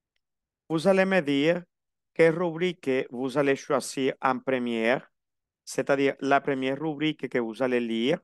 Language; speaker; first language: French; non-native, fluent; Spanish